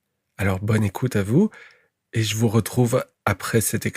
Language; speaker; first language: French; native; French